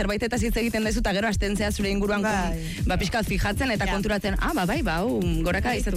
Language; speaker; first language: Basque; native; Basque